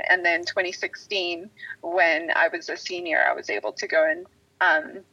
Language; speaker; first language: English; native; English